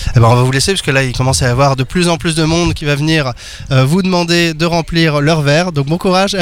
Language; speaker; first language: French; native; French